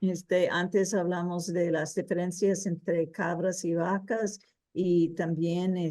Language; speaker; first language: Spanish; early bilingual, heritage; Spanish